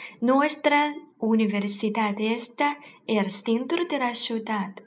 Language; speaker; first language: Spanish; non-native, learner; Chinese